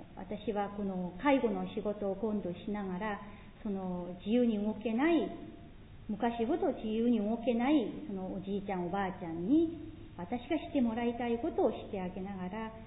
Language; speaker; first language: Japanese; non-native, fluent; Korean